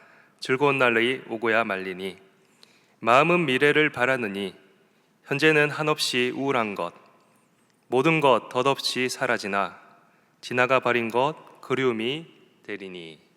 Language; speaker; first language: Korean; native; Korean